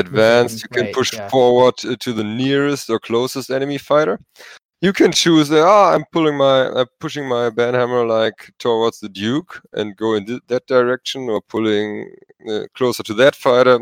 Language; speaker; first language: English; non-native, fluent; German